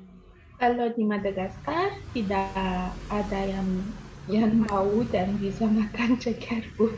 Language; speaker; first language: Indonesian; non-native, fluent; Malagasy